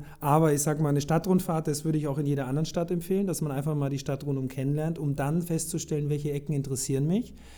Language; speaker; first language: German; native; German